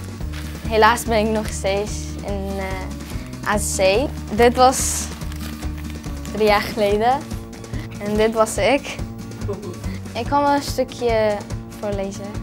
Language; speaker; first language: Dutch; early bilingual, other home language; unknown